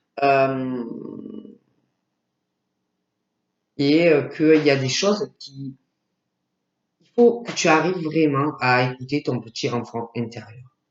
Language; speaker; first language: French; native; French